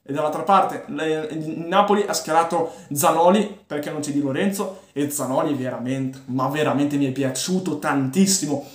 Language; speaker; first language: Italian; early bilingual, other home language; Arabic